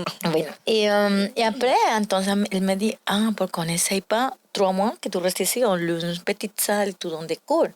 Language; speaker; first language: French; non-native, learner; Spanish